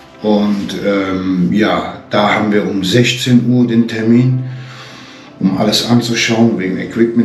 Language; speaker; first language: German; native; German